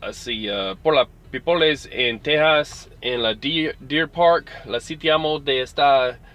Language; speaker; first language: Spanish; non-native, learner; English